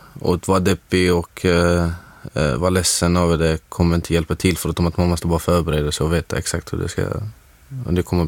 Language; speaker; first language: Swedish; non-native, fluent; Arabic